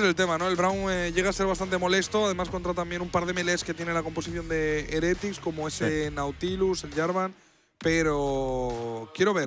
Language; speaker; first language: Spanish; native; Spanish